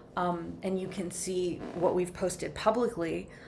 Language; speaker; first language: English; native; English